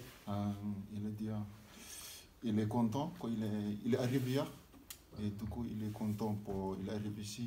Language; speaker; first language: French; non-native, learner; Fijian